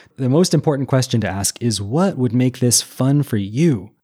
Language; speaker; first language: English; native; English